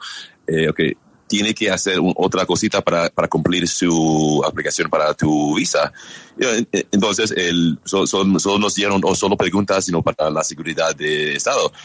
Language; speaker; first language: Spanish; non-native, learner; English